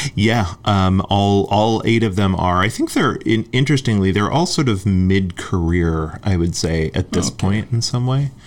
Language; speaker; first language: English; native; English